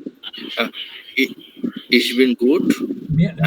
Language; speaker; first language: German; non-native, learner; Bangla